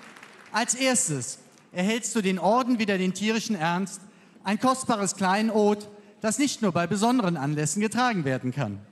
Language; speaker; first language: German; native; German